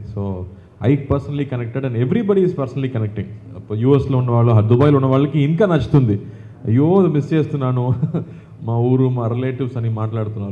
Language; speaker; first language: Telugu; non-native, fluent; Tamil